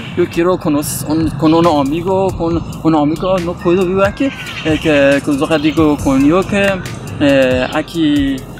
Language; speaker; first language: Spanish; non-native, learner; Persian